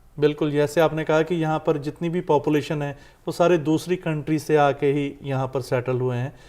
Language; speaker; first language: Hindi; non-native, local second language; Punjabi